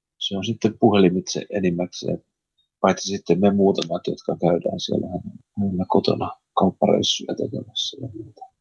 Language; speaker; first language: Finnish; early bilingual, heritage; Finnish